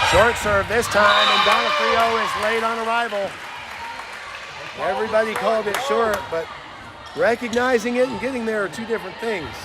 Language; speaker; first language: English; native; English